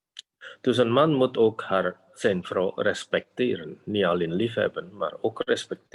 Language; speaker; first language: Dutch; non-native, fluent; Indonesian